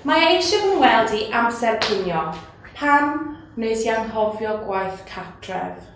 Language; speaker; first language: Welsh; non-native, learner; English